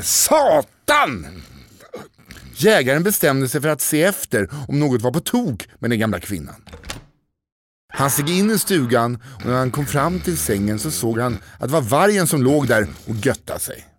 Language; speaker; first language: Swedish; native; Swedish